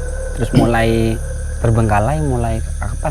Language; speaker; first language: Indonesian; native; Indonesian